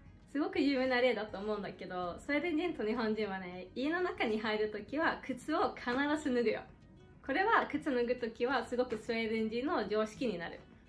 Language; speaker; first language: Japanese; non-native, fluent; Swedish